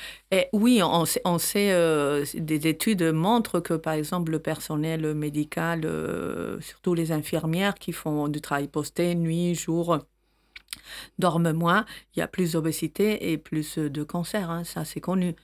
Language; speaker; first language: French; non-native, fluent; Spanish